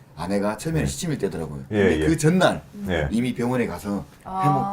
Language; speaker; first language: Korean; native; Korean